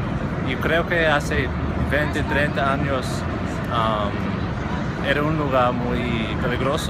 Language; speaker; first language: Spanish; non-native, fluent; English